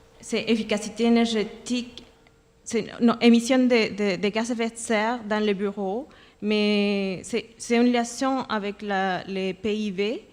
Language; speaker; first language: French; non-native, fluent; Spanish